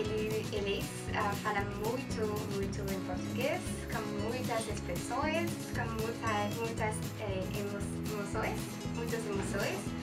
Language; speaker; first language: Portuguese; non-native, learner; French